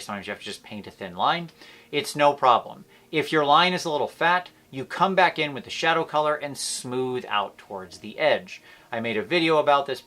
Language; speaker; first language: English; native; English